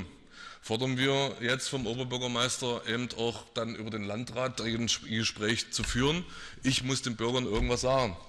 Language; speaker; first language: German; native; German